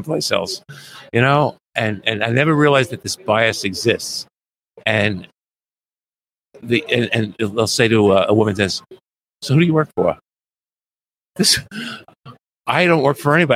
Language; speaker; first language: English; native; English